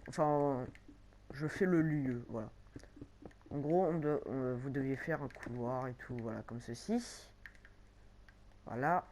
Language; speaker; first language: French; native; French